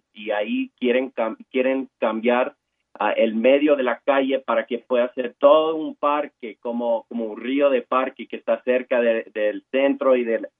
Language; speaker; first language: Spanish; early bilingual, heritage; Spanish